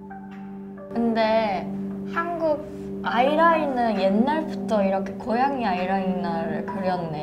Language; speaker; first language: Korean; non-native, fluent; Japanese